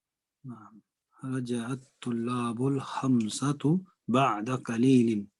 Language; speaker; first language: Arabic; non-native, learner; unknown